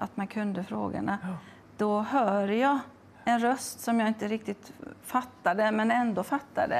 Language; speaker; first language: Swedish; native; Swedish